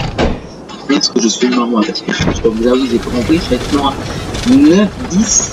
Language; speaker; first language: French; native; French